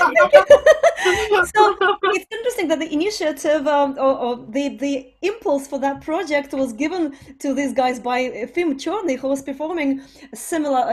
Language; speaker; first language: English; non-native, fluent; Russian